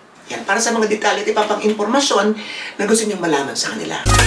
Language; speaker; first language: Filipino; native; Filipino